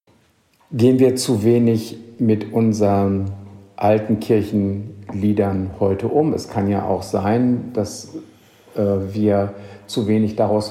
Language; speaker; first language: German; native; German